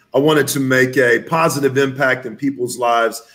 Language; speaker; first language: English; native; English